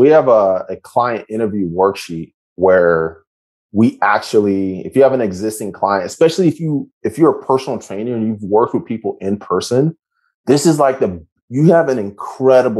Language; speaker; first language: English; native; English